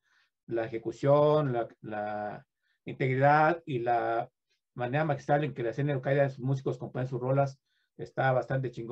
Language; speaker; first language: Spanish; native; Spanish